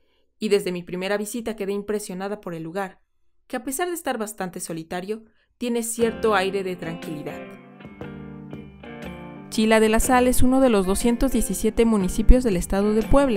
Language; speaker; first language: Spanish; native; Spanish